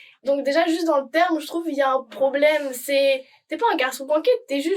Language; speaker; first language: French; native; French